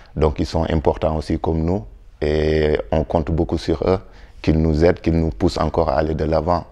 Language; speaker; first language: French; non-native, local second language; Wolof